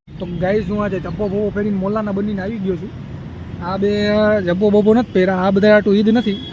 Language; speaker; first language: Gujarati; native; Gujarati